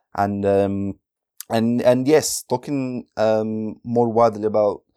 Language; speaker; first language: English; non-native, fluent; Italian